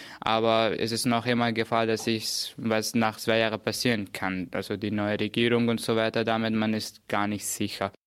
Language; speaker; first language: German; non-native, fluent; Persian